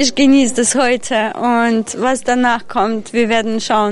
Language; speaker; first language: German; non-native, fluent; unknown